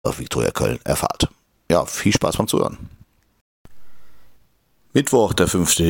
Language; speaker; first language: German; native; German